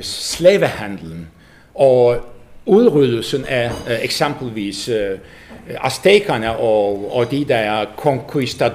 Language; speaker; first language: Danish; non-native, fluent; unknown